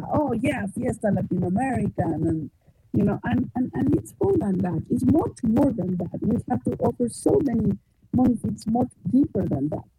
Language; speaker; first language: English; non-native, fluent; Spanish